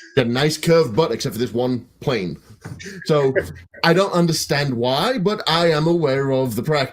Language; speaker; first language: English; native; English